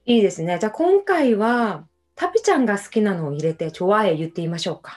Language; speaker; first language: Japanese; non-native, fluent; Korean